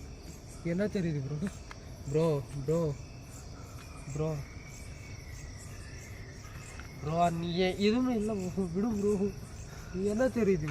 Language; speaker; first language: Tamil; non-native, local second language; Kannada